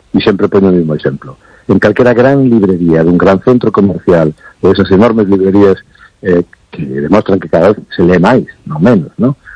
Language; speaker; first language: Galician; non-native, local second language; Spanish